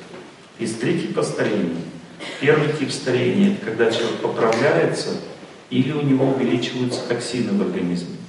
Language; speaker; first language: Russian; native; Russian